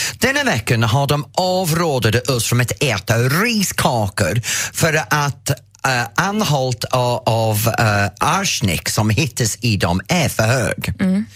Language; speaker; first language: Swedish; non-native, fluent; English